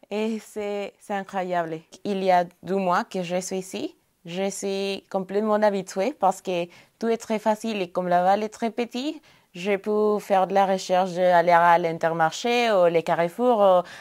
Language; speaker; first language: French; non-native, fluent; Spanish